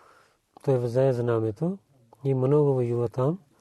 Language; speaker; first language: Bulgarian; non-native, learner; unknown